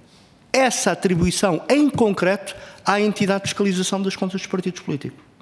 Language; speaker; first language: Portuguese; native; Portuguese